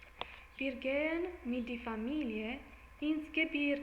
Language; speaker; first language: German; non-native, learner; English